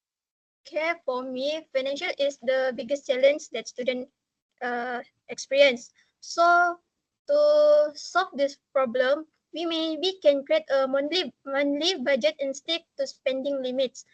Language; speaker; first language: English; non-native, learner; Malay